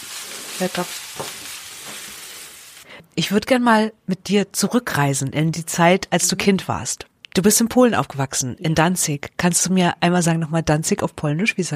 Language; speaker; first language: German; native; German